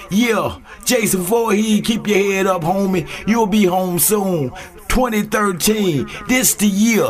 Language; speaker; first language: English; native; English